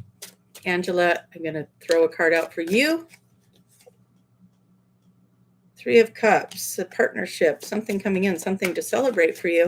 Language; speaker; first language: English; native; English